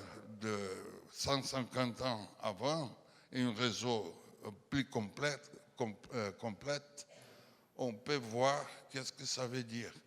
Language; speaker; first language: French; non-native, fluent; Portuguese